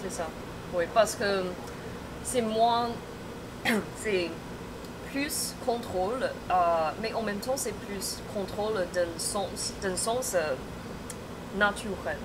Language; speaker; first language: French; non-native, fluent; Chinese